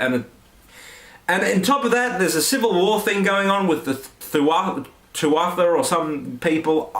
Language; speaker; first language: English; native; English